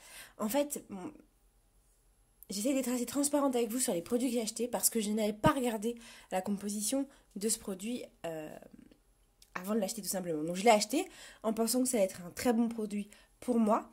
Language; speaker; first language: French; native; French